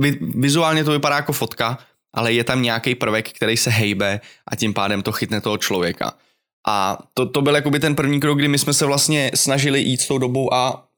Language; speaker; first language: Czech; native; Czech